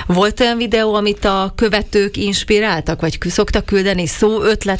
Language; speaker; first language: Hungarian; native; Hungarian